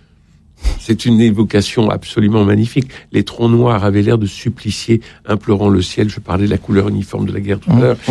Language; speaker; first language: French; native; French